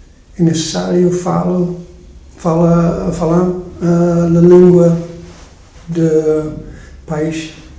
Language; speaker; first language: Portuguese; non-native, learner; English